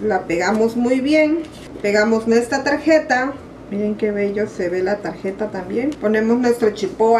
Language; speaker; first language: Spanish; native; Spanish